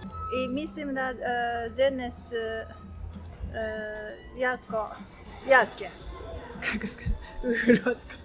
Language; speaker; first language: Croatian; non-native, learner; Japanese